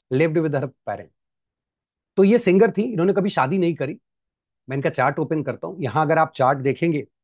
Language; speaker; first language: Hindi; native; Hindi